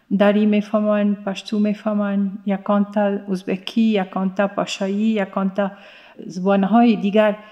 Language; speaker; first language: Persian; non-native, fluent; Arabic